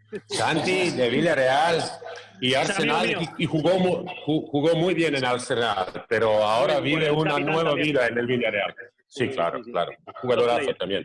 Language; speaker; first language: Spanish; non-native, fluent; Croatian